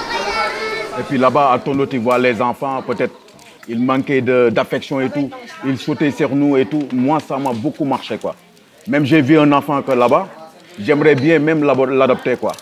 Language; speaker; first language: French; non-native, local second language; Wolof